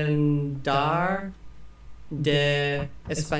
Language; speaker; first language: Spanish; non-native, learner; English